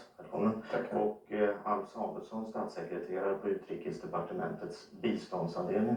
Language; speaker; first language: Swedish; native; Swedish